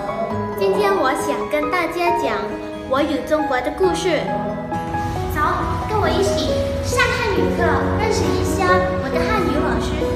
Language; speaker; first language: Chinese; non-native, fluent; Thai